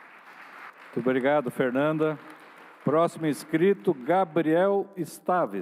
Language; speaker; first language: Portuguese; native; Portuguese